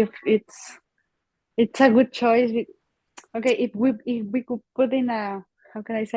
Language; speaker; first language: English; non-native, learner; Spanish